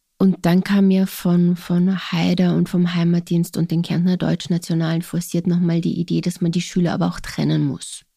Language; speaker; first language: German; non-native, local second language; Slovenian